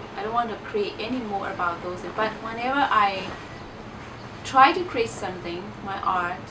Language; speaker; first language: English; non-native, learner; Burmese